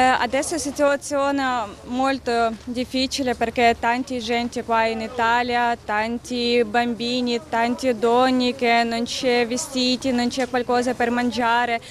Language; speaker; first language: Italian; non-native, learner; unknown